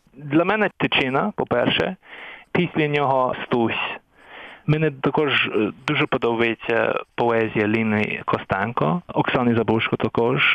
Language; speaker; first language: Ukrainian; non-native, fluent; English